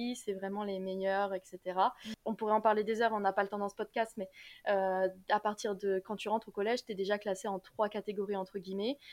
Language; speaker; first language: French; native; French